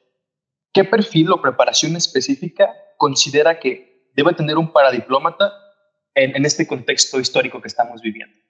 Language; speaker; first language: Spanish; native; Spanish